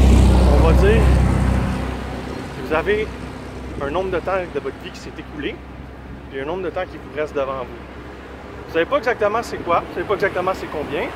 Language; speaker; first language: French; native; French